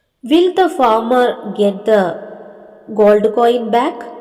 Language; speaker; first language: English; non-native, local second language; Malayalam